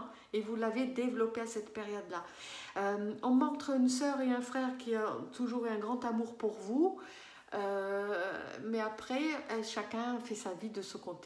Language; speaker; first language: French; native; French